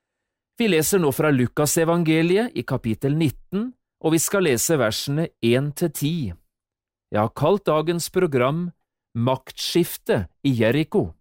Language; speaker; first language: Norwegian; native; Norwegian